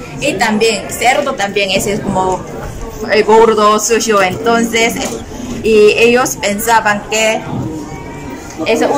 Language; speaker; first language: Spanish; non-native, learner; Korean